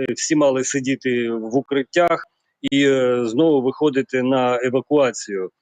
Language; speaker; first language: Ukrainian; native; Ukrainian